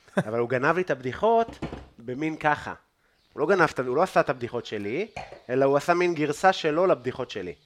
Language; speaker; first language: Hebrew; native; Hebrew